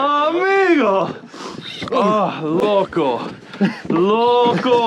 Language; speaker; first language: Spanish; non-native, learner; English